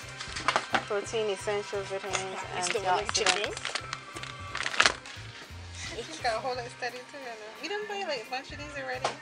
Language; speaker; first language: English; native; English